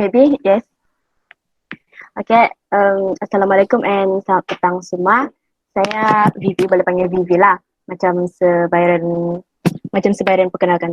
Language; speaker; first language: Malay; native; Malay